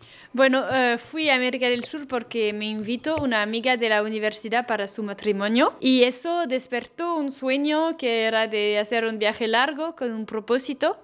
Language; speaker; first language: Spanish; non-native, fluent; French